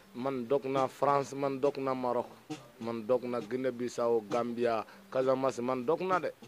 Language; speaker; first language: Wolof; non-native, learner; Bambara